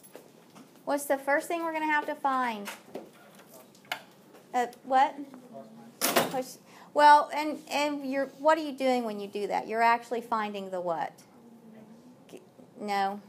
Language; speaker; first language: English; native; English